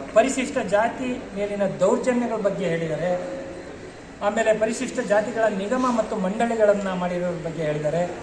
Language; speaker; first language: Kannada; non-native, local second language; Lambadi